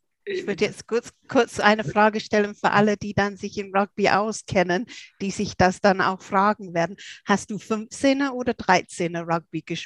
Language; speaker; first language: German; non-native, fluent; English